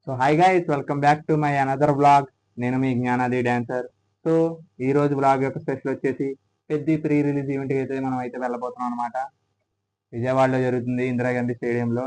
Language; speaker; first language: Telugu; native; Telugu